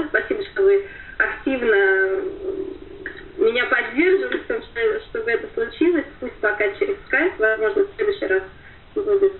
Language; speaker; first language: Russian; native; Russian